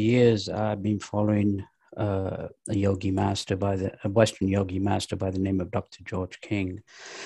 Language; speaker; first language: English; native; English